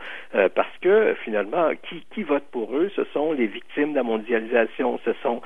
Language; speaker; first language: French; native; French